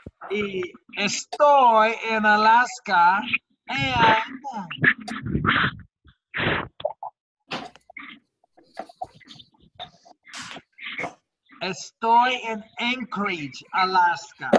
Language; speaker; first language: Spanish; non-native, fluent; English